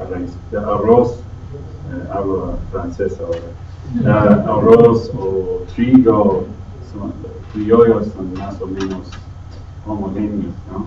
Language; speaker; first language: Spanish; non-native, fluent; English